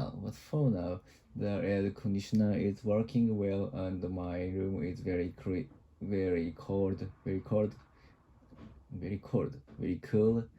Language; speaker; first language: English; non-native, learner; Japanese